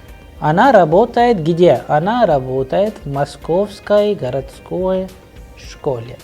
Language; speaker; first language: Russian; non-native, fluent; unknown